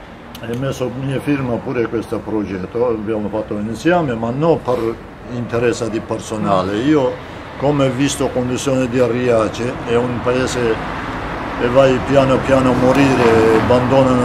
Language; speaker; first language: Italian; non-native, learner; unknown